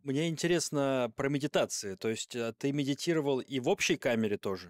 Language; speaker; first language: Russian; native; Russian